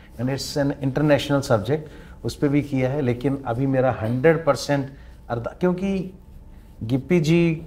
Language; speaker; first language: Hindi; non-native, local second language; Punjabi